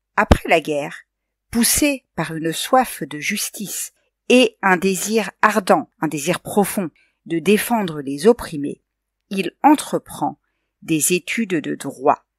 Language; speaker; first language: French; native; French